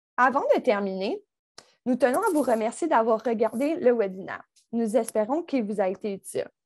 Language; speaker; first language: French; native; French